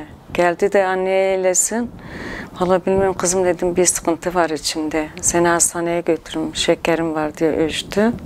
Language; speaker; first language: Turkish; non-native, local second language; Kurdish